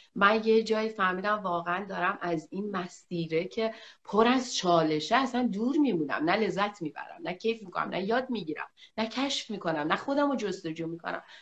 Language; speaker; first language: Persian; native; Persian